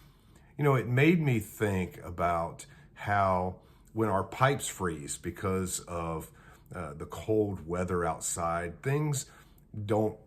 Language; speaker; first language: English; native; English